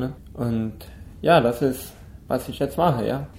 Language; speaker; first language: German; non-native, local second language; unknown